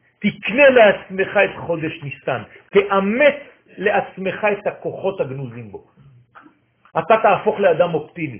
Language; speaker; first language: Hebrew; non-native, fluent; French